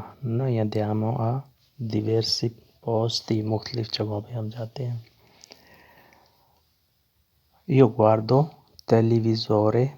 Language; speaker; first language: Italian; non-native, learner; Urdu